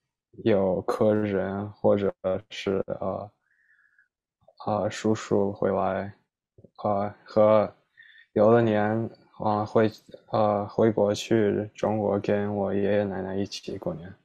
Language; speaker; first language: Chinese; early bilingual, heritage; Chinese